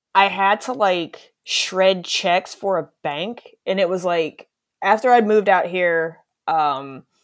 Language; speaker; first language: English; native; English